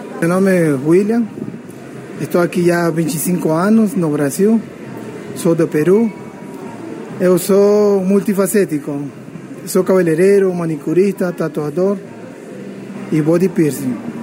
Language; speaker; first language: Portuguese; non-native, learner; Spanish